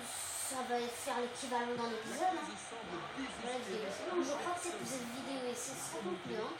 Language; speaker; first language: French; native; French